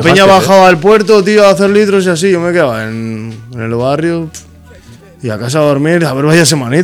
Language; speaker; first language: Spanish; native; Spanish